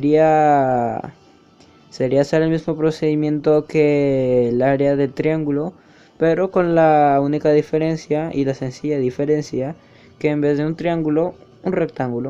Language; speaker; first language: Spanish; native; Spanish